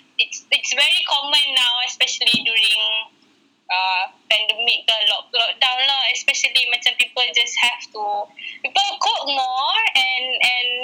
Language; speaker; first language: English; non-native, local second language; Malay